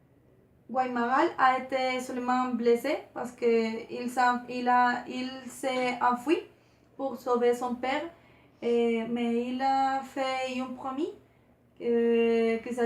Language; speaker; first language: French; non-native, learner; Spanish